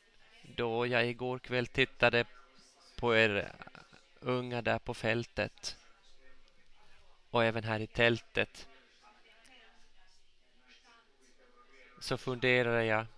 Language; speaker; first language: Swedish; non-native, local second language; Finnish